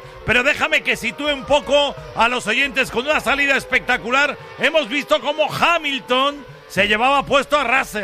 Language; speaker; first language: Spanish; native; Spanish